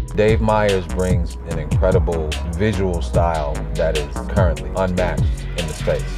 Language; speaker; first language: English; native; English